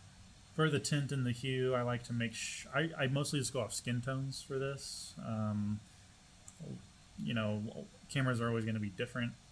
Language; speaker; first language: English; native; English